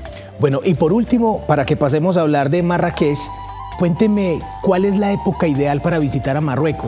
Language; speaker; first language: Spanish; native; Spanish